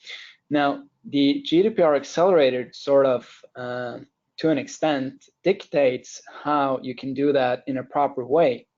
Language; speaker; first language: English; non-native, fluent; Norwegian